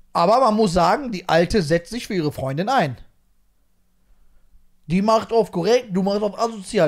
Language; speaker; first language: German; native; German